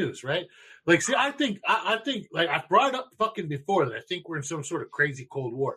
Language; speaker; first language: English; native; English